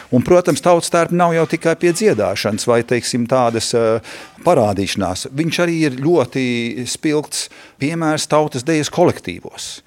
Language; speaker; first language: Latvian; early bilingual, heritage; Latvian